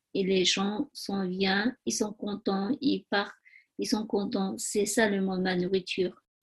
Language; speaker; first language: French; non-native, learner; Tibetan